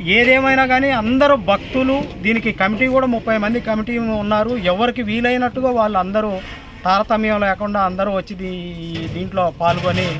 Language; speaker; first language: Telugu; native; Telugu